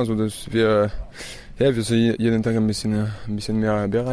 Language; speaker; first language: German; non-native, fluent; French